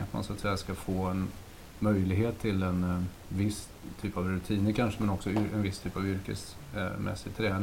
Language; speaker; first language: Swedish; native; Swedish